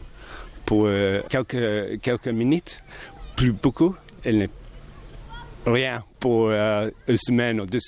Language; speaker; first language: French; non-native, learner; English